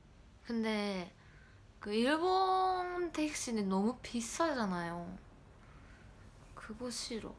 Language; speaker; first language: Korean; non-native, learner; Japanese